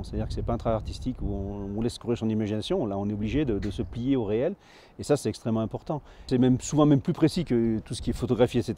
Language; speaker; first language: French; native; French